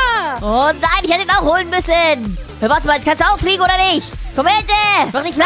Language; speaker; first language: German; native; German